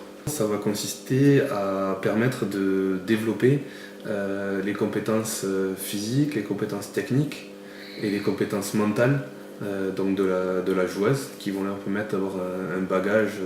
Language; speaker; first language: French; native; French